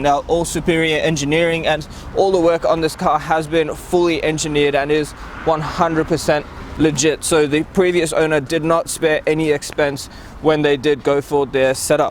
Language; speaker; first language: English; native; English